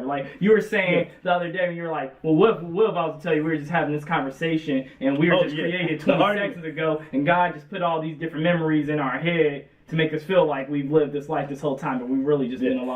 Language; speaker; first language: English; native; English